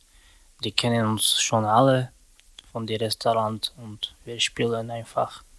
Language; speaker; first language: German; non-native, learner; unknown